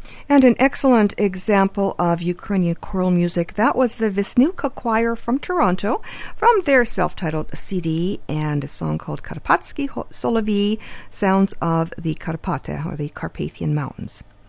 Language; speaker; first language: English; early bilingual, other home language; Ukrainian